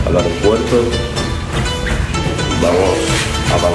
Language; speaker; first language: Spanish; non-native, fluent; Filipino